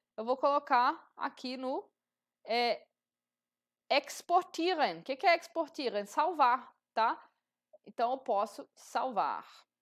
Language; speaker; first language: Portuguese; native; Portuguese